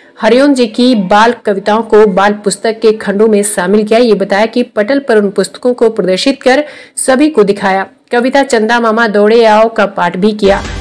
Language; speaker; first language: Hindi; native; Hindi